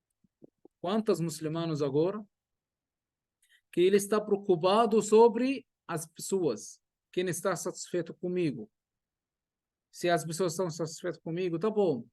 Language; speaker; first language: Portuguese; non-native, fluent; Arabic